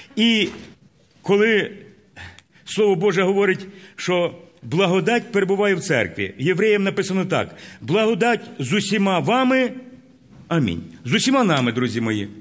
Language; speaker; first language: Ukrainian; native; Ukrainian